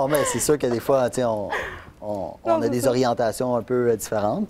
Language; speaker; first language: French; native; French